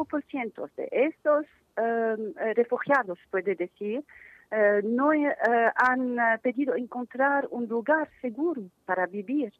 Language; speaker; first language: Spanish; non-native, fluent; Arabic